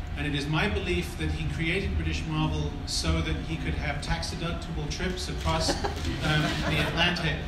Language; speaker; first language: English; native; English